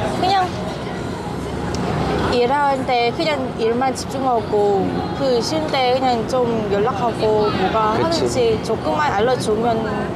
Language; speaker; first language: Korean; non-native, learner; Vietnamese